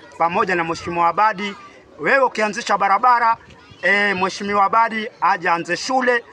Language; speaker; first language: Swahili; native; Swahili